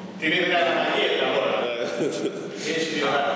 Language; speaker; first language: Italian; native; Italian